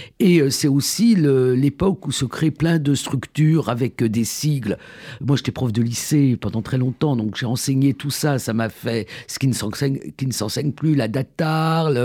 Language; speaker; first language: French; native; French